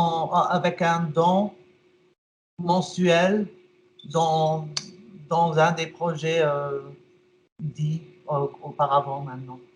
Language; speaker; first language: French; non-native, fluent; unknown